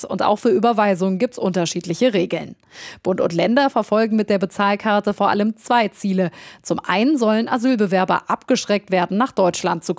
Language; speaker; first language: German; native; German